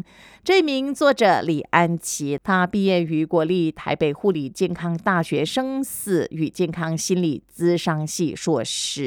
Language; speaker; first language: Chinese; native; Chinese